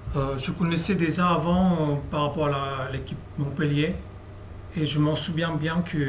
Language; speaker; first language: French; non-native, learner; Korean